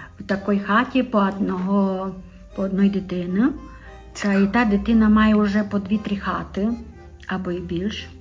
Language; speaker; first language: Ukrainian; non-native, local second language; Romanian